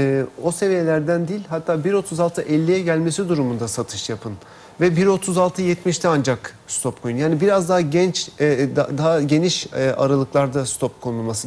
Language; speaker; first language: Turkish; native; Turkish